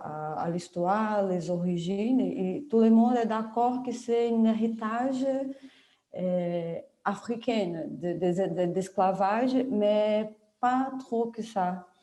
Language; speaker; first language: French; non-native, fluent; Portuguese